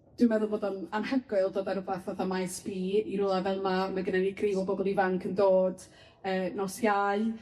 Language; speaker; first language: Welsh; native; Welsh